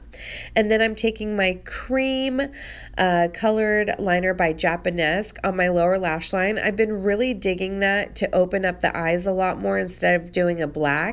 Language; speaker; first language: English; native; English